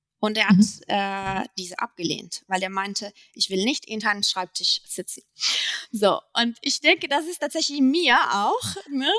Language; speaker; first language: German; non-native, fluent; Italian